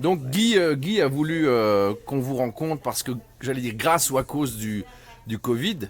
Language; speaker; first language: French; native; French